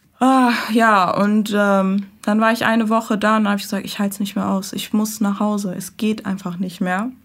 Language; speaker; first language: German; early bilingual, other home language; Persian